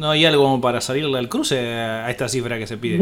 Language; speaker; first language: Spanish; native; Spanish